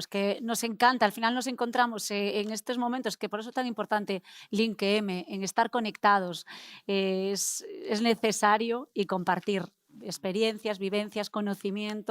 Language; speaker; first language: Spanish; native; Spanish